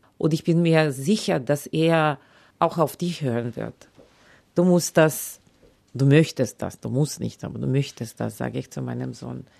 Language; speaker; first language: German; non-native, fluent; Ukrainian